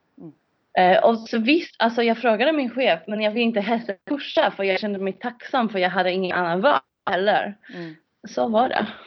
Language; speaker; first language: Swedish; non-native, fluent; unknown